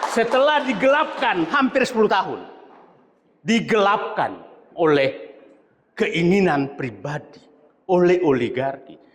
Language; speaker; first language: Indonesian; non-native, local second language; Buginese